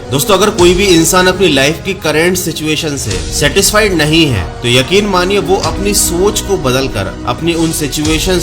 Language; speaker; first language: Hindi; native; Hindi